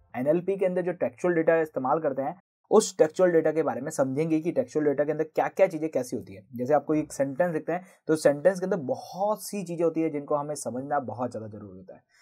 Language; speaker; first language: Hindi; native; Hindi